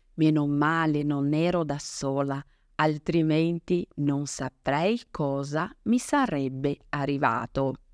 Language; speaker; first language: Italian; non-native, fluent; Portuguese